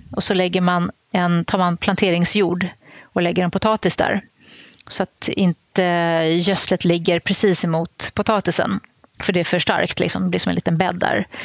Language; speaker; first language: Swedish; native; Swedish